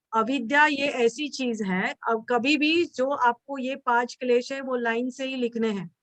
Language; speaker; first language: Hindi; non-native, local second language; Marathi